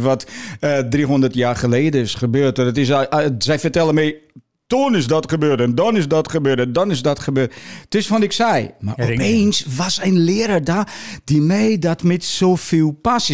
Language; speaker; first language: Dutch; non-native, fluent; Portuguese